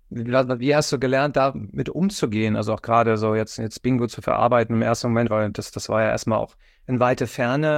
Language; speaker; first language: German; native; German